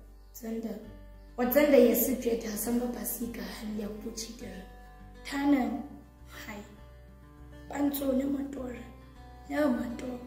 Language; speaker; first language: Chinese; non-native, learner; Southern Sotho